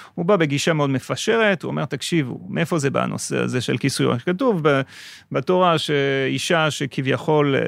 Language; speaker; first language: Hebrew; non-native, fluent; French